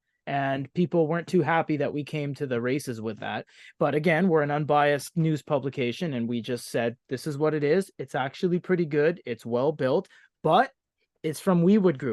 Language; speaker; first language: English; native; English